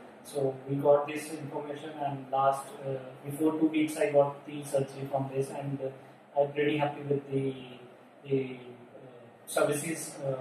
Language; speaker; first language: English; non-native, local second language; Punjabi